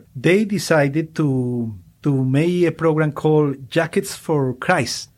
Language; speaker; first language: English; non-native, learner; Spanish